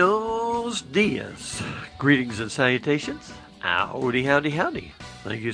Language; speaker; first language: English; native; English